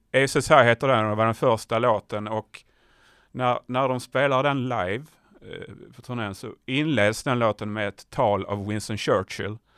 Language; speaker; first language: Swedish; native; Swedish